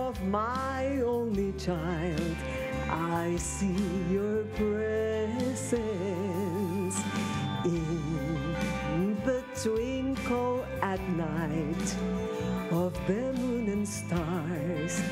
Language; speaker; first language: English; non-native, local second language; Spanish